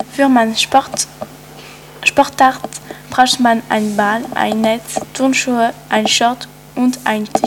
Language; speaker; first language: German; non-native, learner; French